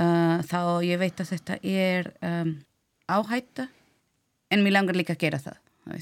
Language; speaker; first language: Icelandic; non-native, learner; Spanish